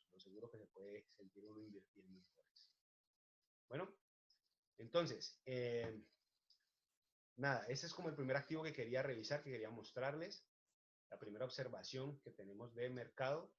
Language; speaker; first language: Spanish; native; Spanish